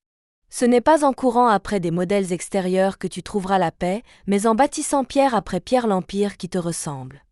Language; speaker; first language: French; native; French